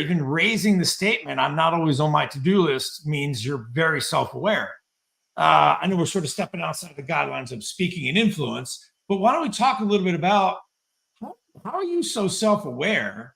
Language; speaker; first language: English; native; English